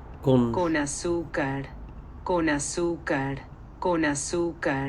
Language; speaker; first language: Spanish; non-native, learner; English